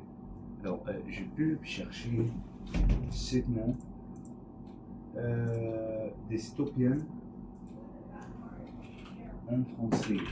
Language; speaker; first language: French; non-native, learner; English